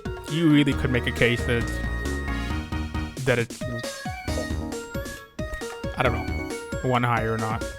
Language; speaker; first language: English; native; English